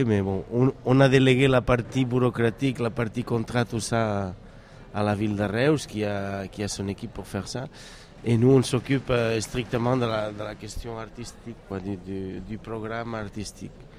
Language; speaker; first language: French; non-native, fluent; Catalan